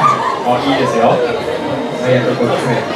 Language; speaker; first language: Japanese; native; Japanese